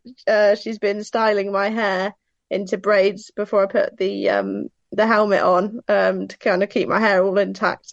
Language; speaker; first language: English; native; English